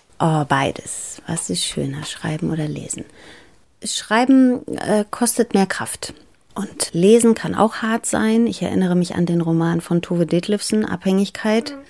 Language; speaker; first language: German; early bilingual, other home language; Greek